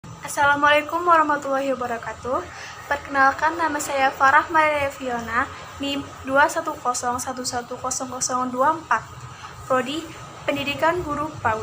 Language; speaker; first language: Indonesian; native; Indonesian